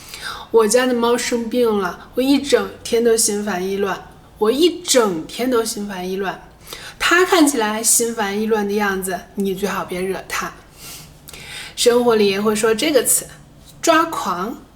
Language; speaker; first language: Chinese; native; Chinese